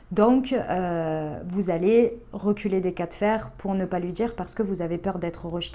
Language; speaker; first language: French; native; French